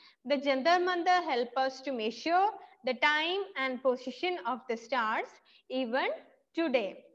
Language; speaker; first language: English; non-native, local second language; Malayalam